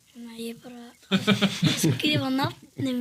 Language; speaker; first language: Icelandic; early bilingual, other home language; Portuguese